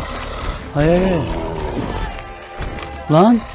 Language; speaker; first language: Turkish; native; Turkish